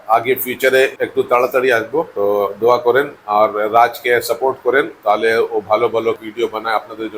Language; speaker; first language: Bangla; non-native, local second language; Urdu